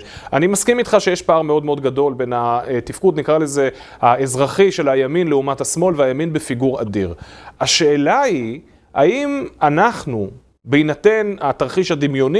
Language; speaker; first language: Hebrew; native; Hebrew